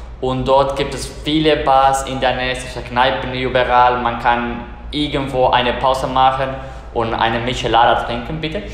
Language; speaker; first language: German; non-native, fluent; Spanish